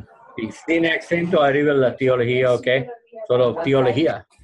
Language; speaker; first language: Spanish; non-native, learner; English